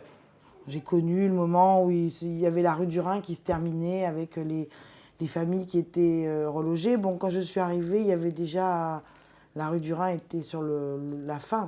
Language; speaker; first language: French; native; French